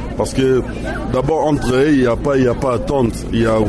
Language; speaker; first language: French; non-native, local second language; Lingala